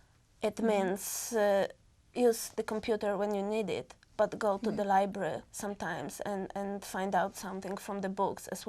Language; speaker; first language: English; non-native, learner; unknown